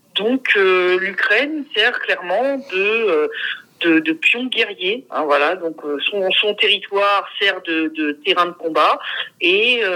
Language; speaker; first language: French; native; French